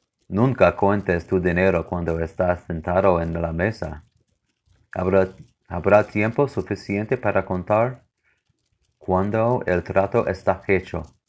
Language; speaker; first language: Spanish; non-native, learner; English